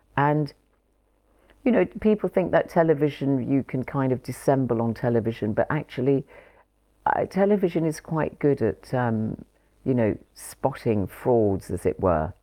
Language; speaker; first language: English; native; English